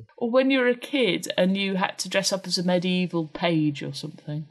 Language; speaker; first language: English; native; English